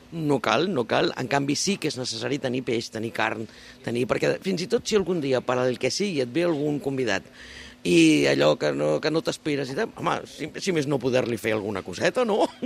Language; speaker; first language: Catalan; native; Catalan